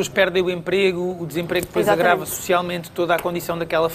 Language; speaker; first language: Portuguese; native; Portuguese